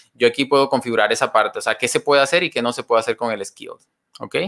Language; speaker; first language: Spanish; native; Spanish